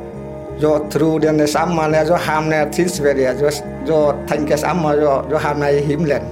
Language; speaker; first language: Swedish; non-native, learner; Vietnamese